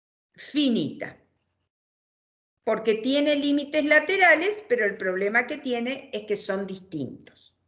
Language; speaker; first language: Spanish; native; Spanish